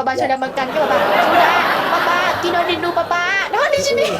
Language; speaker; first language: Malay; non-native, learner; Vietnamese